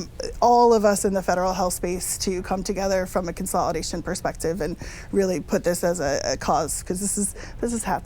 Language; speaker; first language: English; native; English